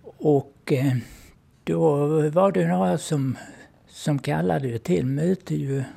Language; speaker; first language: Swedish; native; Swedish